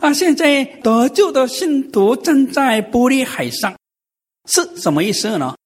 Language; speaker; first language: Chinese; non-native, fluent; Korean